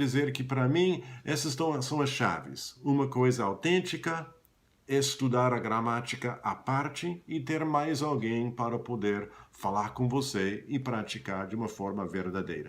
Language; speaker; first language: Portuguese; non-native, fluent; English